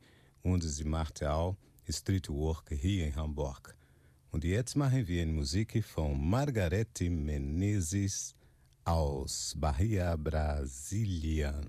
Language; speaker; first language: German; non-native, fluent; Portuguese